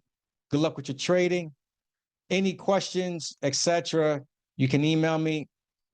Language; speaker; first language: English; native; English